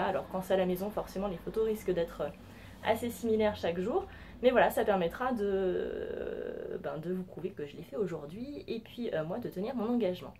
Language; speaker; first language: French; native; French